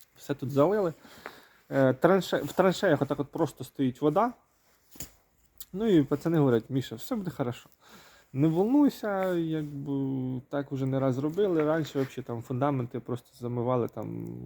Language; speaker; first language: Ukrainian; non-native, local second language; Russian